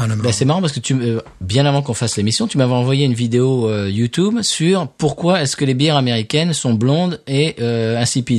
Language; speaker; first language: French; native; French